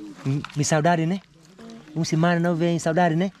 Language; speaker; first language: Portuguese; non-native, learner; Vietnamese